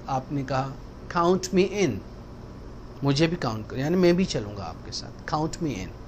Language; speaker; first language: Urdu; non-native, local second language; Baluchi